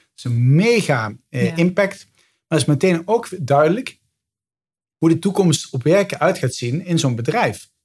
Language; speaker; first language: Dutch; native; Dutch